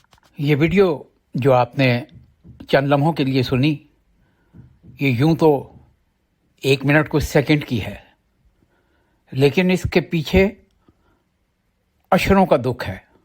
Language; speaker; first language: Urdu; native; Urdu